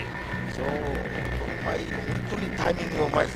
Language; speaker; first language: Japanese; native; Japanese